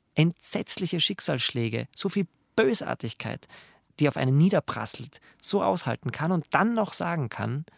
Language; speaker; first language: German; native; German